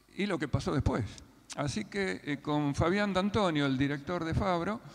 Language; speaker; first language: Spanish; native; Spanish